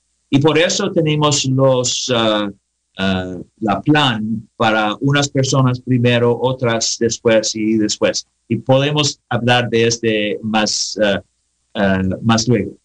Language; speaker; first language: Spanish; non-native, learner; English